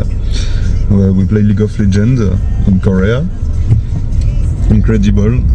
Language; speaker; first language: English; non-native, learner; French